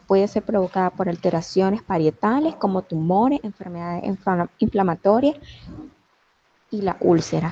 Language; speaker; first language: Spanish; native; Spanish